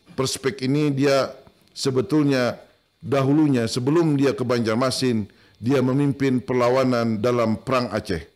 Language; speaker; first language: Indonesian; non-native, local second language; Banjar